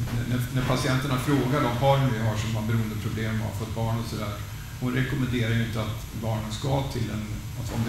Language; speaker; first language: Swedish; native; Swedish